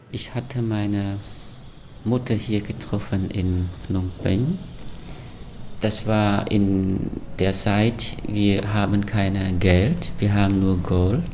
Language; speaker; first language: German; non-native, fluent; Khmer